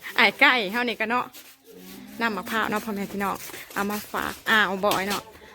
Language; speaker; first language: Thai; native; Thai